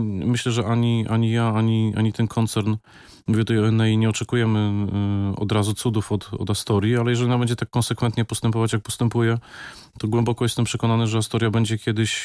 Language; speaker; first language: Polish; native; Polish